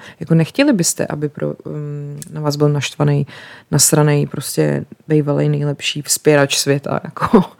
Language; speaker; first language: Czech; native; Czech